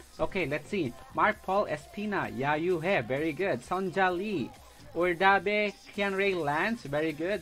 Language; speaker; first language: English; non-native, local second language; Filipino